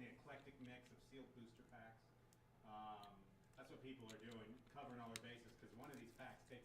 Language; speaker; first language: English; native; English